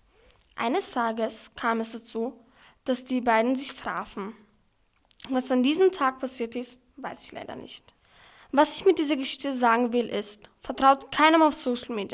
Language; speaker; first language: German; early bilingual, other home language; Turkish